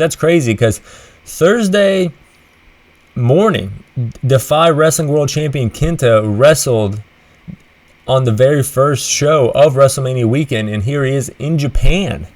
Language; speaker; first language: English; native; English